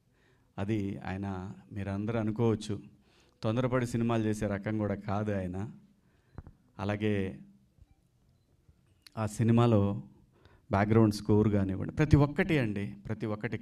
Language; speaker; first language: Telugu; native; Telugu